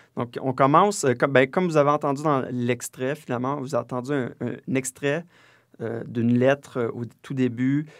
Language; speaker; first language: French; native; French